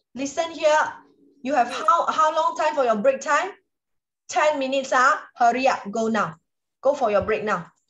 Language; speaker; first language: English; non-native, local second language; Chinese